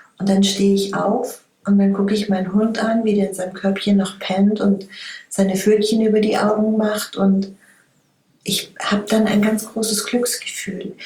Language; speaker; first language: German; native; German